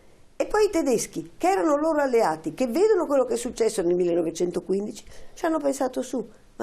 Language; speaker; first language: Italian; native; Italian